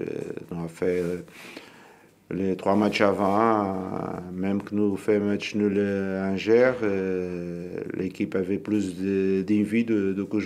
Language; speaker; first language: French; non-native, learner; Portuguese